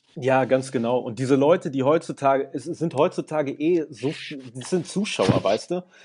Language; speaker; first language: German; native; German